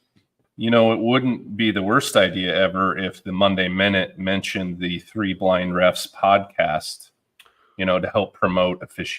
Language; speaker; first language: English; native; English